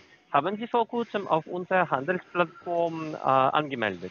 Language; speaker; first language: German; non-native, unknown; Russian